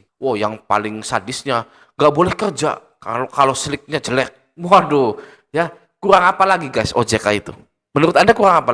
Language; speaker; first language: Indonesian; native; Indonesian